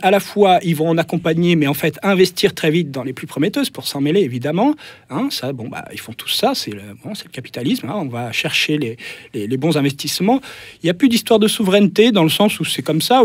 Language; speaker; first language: French; native; French